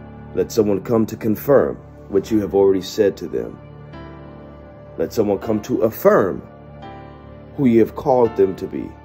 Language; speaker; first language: English; native; English